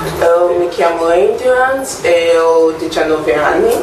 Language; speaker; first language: Italian; non-native, learner; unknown